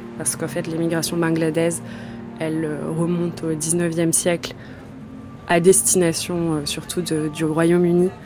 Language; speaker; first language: French; native; French